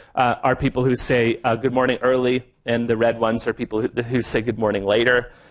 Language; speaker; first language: English; native; English